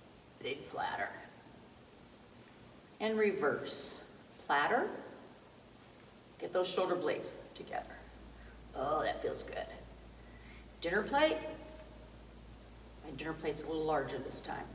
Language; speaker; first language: English; native; English